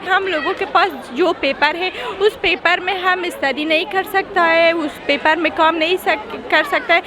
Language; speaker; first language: Hindi; non-native, learner; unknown